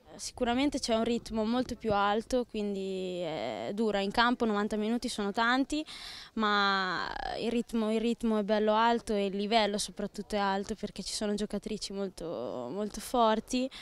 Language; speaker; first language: Italian; native; Italian